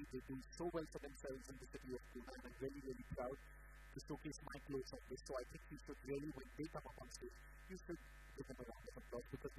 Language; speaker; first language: English; non-native, local second language; Marathi